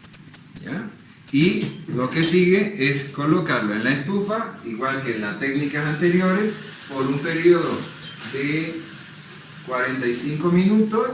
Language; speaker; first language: Spanish; native; Spanish